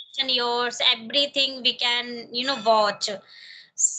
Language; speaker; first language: English; non-native, learner; Hindi